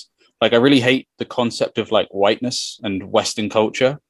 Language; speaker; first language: English; native; English